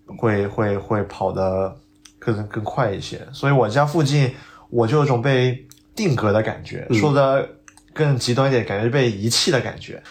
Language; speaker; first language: Chinese; non-native, local second language; Cantonese